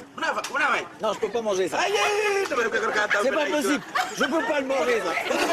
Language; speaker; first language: French; native; French